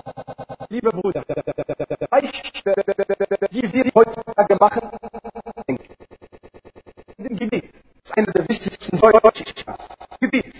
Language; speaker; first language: German; non-native, learner; Arabic